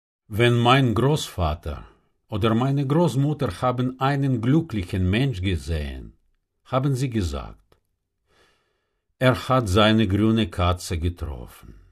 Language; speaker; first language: German; non-native, fluent; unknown